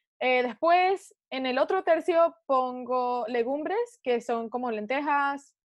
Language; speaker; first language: Spanish; early bilingual, heritage; Spanish